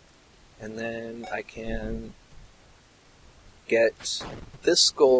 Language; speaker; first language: English; native; English